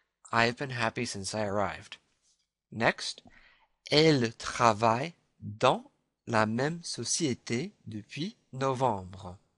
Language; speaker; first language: French; non-native, fluent; English